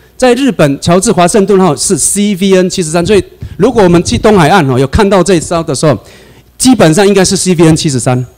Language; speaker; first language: Chinese; native; Chinese